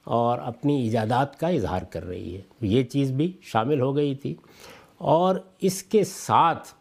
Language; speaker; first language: Urdu; non-native, local second language; Punjabi